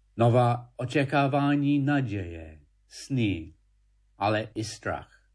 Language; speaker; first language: Czech; non-native, fluent; English